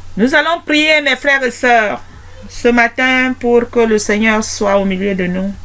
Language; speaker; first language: French; non-native, local second language; Basaa